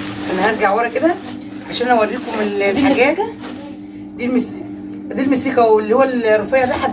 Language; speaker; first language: Arabic; native; Arabic